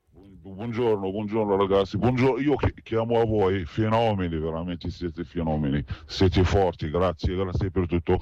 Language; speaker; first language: Italian; non-native, fluent; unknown